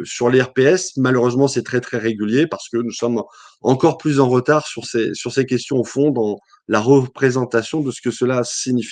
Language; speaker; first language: French; native; French